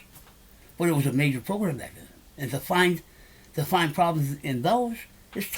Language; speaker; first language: English; native; English